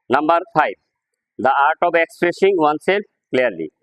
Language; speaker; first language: English; non-native, local second language; Bangla